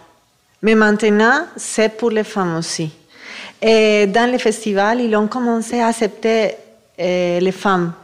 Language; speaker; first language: French; non-native, fluent; Spanish